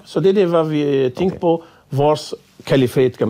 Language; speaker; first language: Danish; non-native, fluent; Arabic